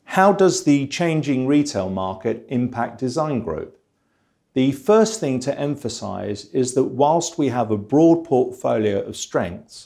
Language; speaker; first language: English; native; English